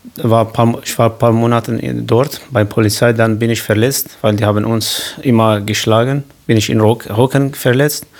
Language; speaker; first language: German; non-native, learner; Kurdish